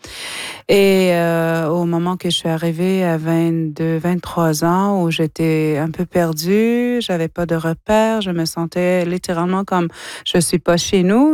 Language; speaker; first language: French; non-native, local second language; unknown